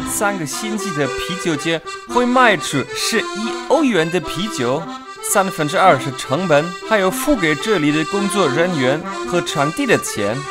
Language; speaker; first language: Chinese; non-native, fluent; German